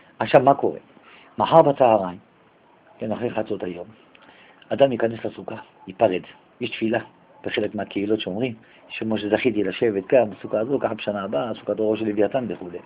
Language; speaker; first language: Hebrew; native; Hebrew